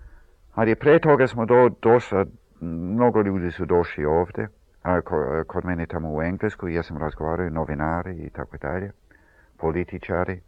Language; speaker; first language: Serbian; early bilingual, heritage; Serbian